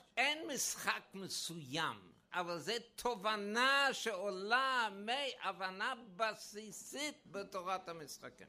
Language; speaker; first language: Hebrew; non-native, fluent; English